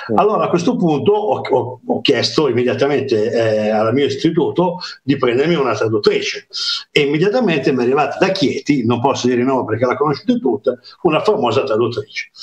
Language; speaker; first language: Italian; native; Italian